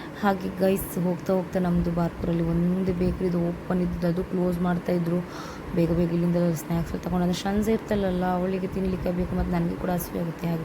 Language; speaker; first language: Kannada; non-native, local second language; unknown